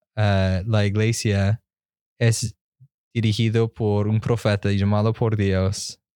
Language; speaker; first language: Spanish; non-native, fluent; English